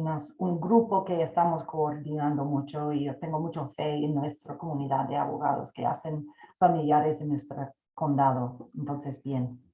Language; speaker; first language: Spanish; non-native, fluent; English